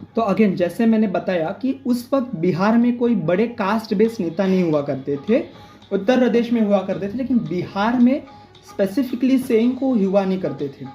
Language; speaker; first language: Hindi; non-native, local second language; Marathi